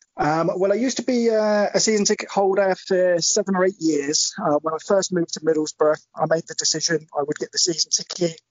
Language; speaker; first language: English; native; English